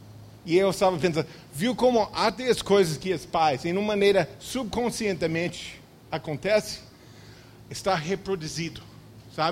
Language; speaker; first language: Portuguese; non-native, fluent; English